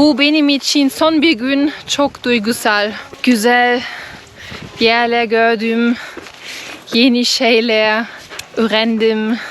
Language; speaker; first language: Turkish; non-native, learner; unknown